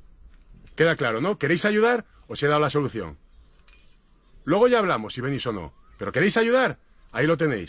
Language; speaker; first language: Spanish; native; Spanish